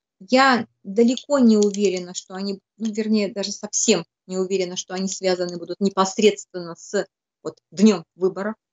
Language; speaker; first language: Russian; native; Russian